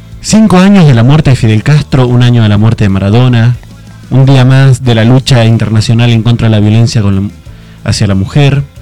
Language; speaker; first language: Spanish; native; Spanish